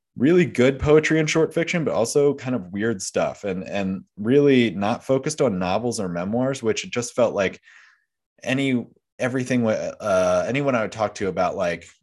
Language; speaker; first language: English; native; English